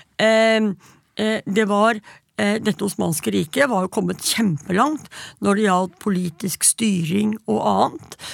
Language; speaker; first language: Norwegian; native; Norwegian